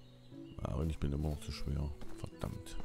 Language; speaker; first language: German; native; German